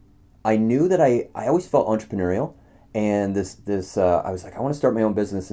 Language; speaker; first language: English; native; English